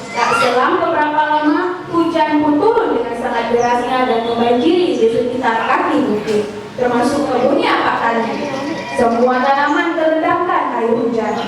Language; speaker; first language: Indonesian; native; Indonesian